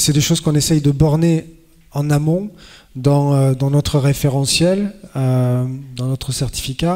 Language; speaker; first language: French; native; French